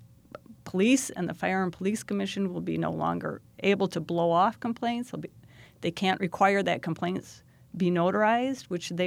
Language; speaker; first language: English; native; English